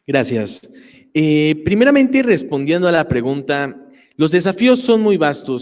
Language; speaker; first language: Spanish; native; Spanish